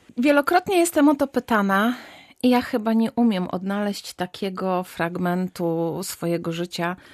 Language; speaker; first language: Polish; native; Polish